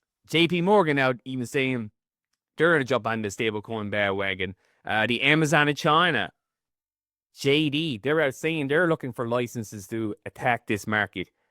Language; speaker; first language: English; native; English